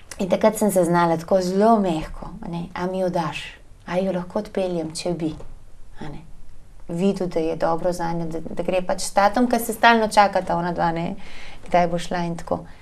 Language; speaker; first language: Slovenian; native; Slovenian